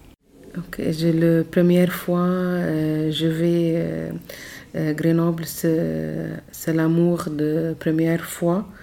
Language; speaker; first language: French; non-native, learner; Arabic